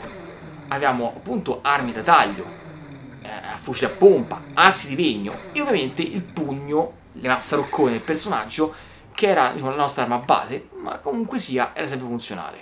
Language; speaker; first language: Italian; native; Italian